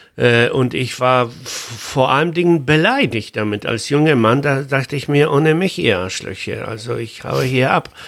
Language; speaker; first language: German; non-native, fluent; Polish